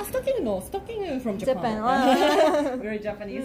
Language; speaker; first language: English; non-native, learner; Japanese